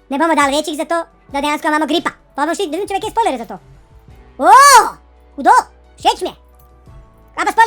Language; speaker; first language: Slovenian; native; Slovenian